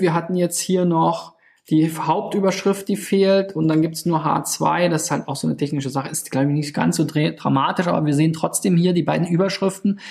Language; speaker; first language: German; native; German